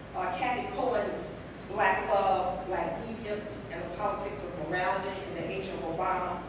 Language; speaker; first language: English; native; English